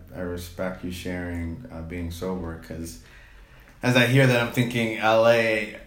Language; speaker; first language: English; native; English